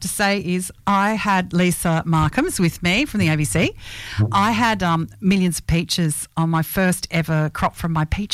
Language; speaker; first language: English; native; English